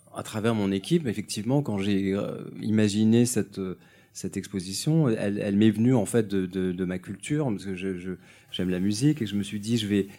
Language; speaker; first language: French; native; French